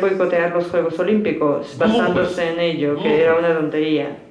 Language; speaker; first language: Spanish; native; Spanish